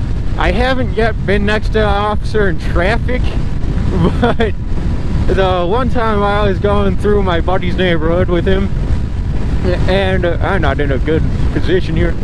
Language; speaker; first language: English; native; English